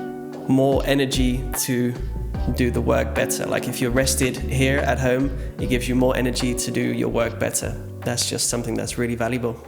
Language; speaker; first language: English; non-native, fluent; Dutch